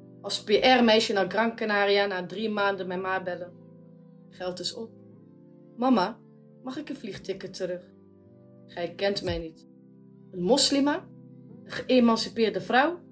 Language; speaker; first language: Dutch; early bilingual, other home language; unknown